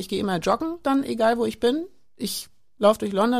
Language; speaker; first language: German; native; German